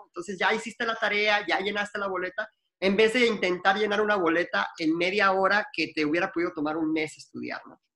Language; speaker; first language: Spanish; native; Spanish